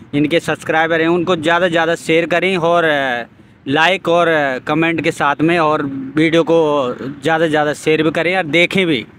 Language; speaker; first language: Hindi; native; Hindi